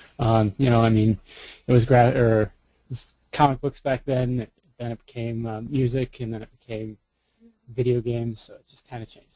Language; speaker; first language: English; native; English